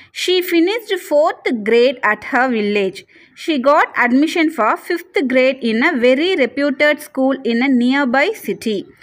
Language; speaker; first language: English; non-native, local second language; Tamil